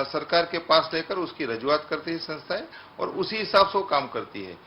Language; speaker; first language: Hindi; non-native, local second language; Gujarati